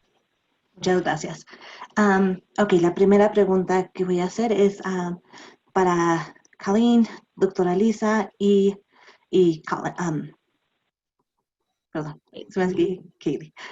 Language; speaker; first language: Spanish; early bilingual, other home language; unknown